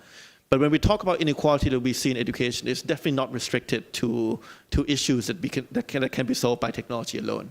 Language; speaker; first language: English; non-native, fluent; Thai